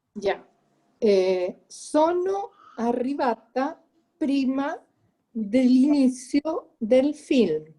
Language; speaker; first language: Italian; non-native, learner; Spanish